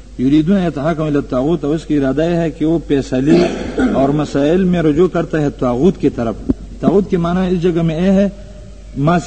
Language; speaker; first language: Urdu; non-native, local second language; Pashto